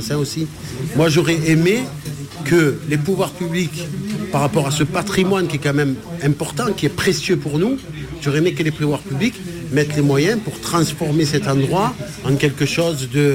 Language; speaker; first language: French; early bilingual, other home language; Arabic